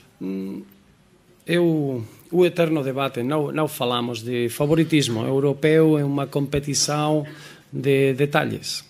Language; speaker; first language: Portuguese; non-native, fluent; Spanish